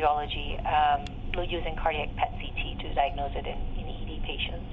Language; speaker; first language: English; non-native, local second language; Urdu